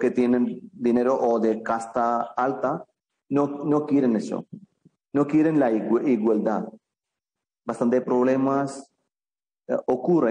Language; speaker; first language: Spanish; non-native, fluent; Malayalam